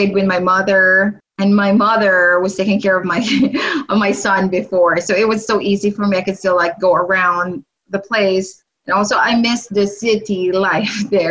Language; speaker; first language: English; non-native, local second language; Hiligaynon